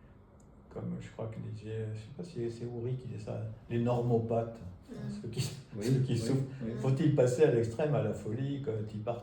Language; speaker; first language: French; native; French